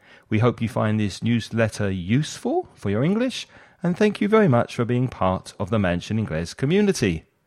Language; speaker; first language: English; native; English